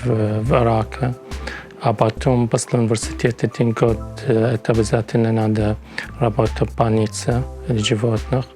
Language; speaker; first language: Russian; non-native, learner; Arabic